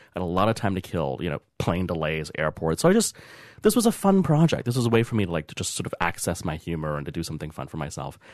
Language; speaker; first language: English; early bilingual, other home language; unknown